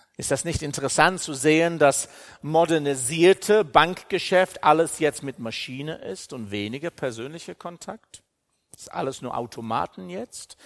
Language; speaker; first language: German; non-native, fluent; English